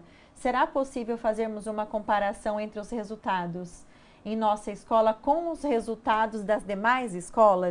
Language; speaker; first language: Portuguese; native; Portuguese